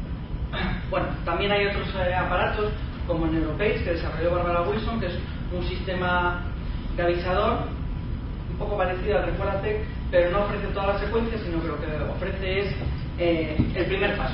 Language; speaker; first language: Spanish; native; Spanish